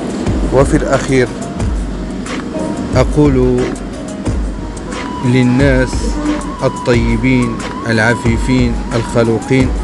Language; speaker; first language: Arabic; native; Arabic